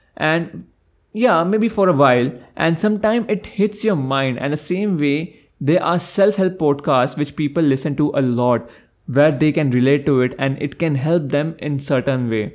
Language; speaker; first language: English; non-native, local second language; Hindi